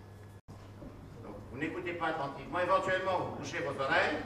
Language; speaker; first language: French; native; French